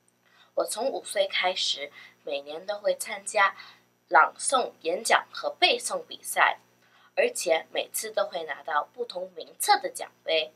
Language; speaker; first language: Chinese; early bilingual, other home language; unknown